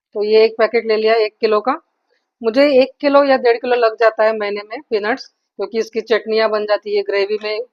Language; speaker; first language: Hindi; non-native, local second language; Marathi